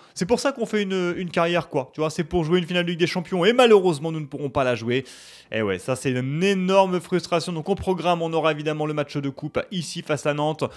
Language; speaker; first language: French; native; French